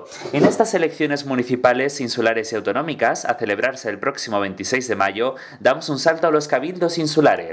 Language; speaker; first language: Spanish; native; Spanish